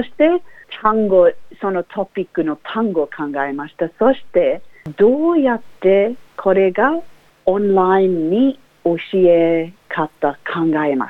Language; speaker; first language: Japanese; non-native, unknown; English